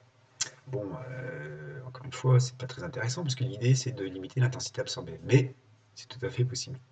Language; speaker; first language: French; native; French